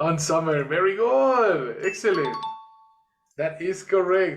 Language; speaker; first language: English; non-native, fluent; Spanish